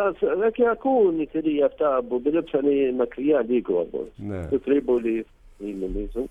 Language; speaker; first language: Greek; non-native, learner; Arabic